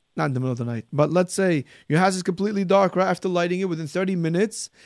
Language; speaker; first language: English; early bilingual, heritage; Arabic